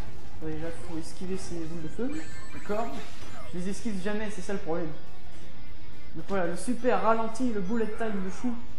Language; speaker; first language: French; native; French